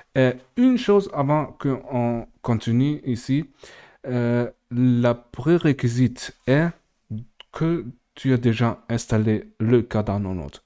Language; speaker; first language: French; non-native, fluent; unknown